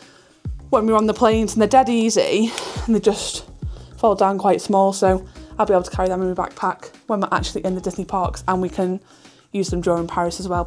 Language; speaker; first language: English; native; English